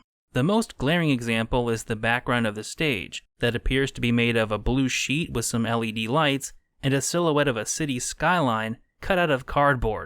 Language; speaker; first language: English; native; English